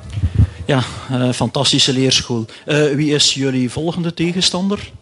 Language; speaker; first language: Dutch; native; Dutch